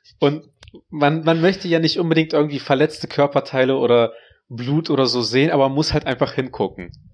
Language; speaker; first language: German; early bilingual, other home language; Russian